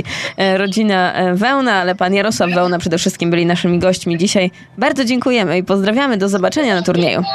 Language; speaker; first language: Polish; native; Polish